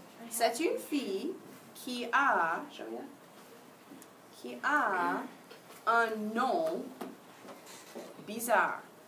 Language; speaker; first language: French; non-native, fluent; English